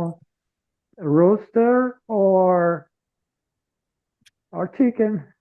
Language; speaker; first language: English; non-native, learner; Portuguese